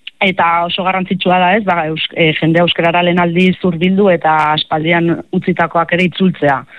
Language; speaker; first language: Basque; native; Basque